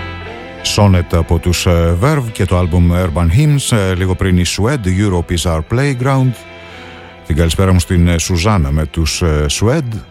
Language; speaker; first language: Greek; native; Greek